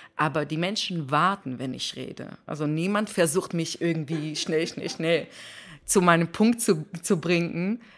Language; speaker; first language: German; non-native, fluent; Hebrew